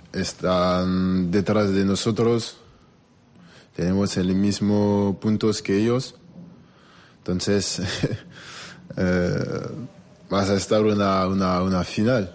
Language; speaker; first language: Spanish; non-native, learner; French